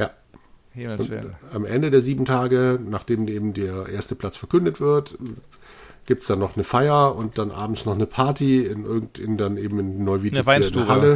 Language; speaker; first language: German; native; German